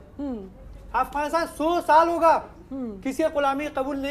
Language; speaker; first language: Hindi; non-native, learner; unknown